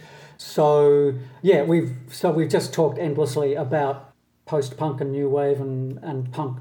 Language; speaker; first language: English; native; English